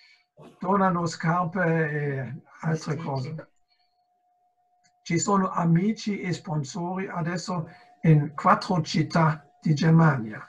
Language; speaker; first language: Italian; non-native, fluent; German